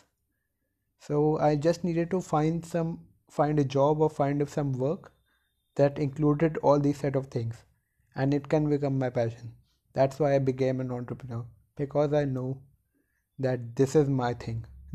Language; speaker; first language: English; non-native, local second language; Hindi